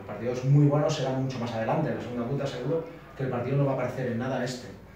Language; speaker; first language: Spanish; native; Spanish